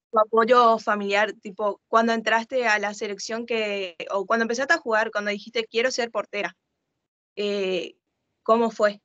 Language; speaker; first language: Spanish; native; Spanish